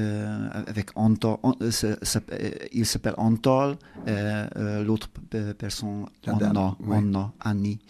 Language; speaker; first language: French; non-native, learner; Hungarian